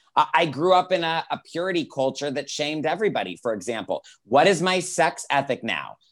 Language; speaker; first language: English; native; English